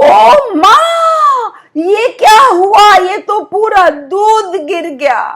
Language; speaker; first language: Hindi; native; Hindi